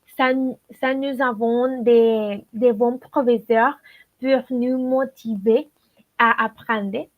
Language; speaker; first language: French; non-native, learner; Spanish